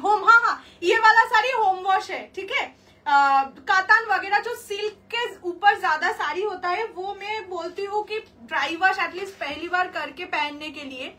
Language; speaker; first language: Hindi; non-native, local second language; Bangla